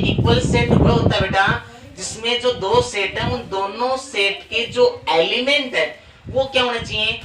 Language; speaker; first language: Hindi; native; Hindi